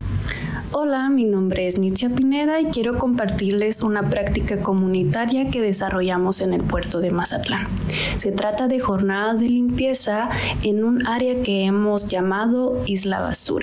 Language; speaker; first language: Spanish; native; Spanish